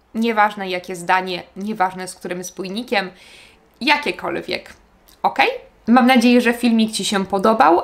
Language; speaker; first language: Polish; native; Polish